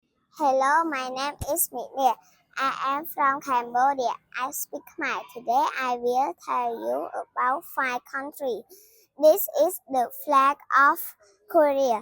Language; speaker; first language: English; non-native, learner; Khmer